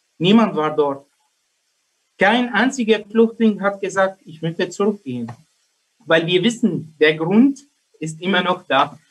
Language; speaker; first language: German; non-native, learner; Arabic